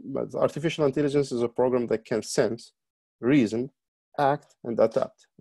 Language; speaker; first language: English; non-native, fluent; Arabic